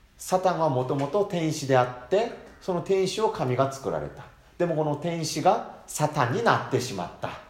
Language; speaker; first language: Japanese; non-native, fluent; Korean